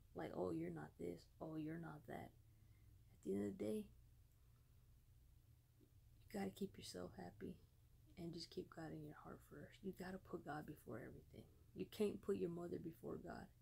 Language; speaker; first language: English; early bilingual, other home language; Spanish